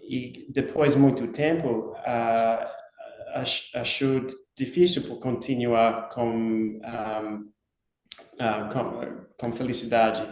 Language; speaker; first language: Portuguese; non-native, learner; English